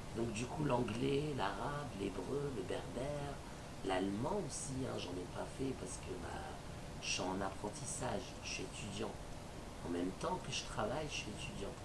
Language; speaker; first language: French; native; French